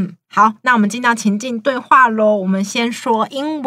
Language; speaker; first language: Chinese; native; Chinese